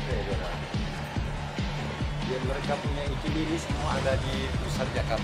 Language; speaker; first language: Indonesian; non-native, local second language; Chinese